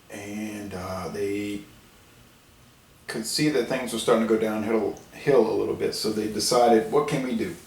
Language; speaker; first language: English; native; English